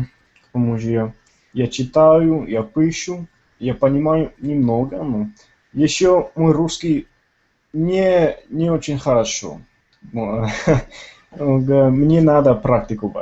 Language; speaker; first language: Russian; non-native, learner; Tamil